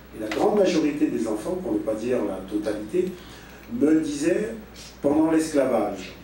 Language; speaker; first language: French; native; French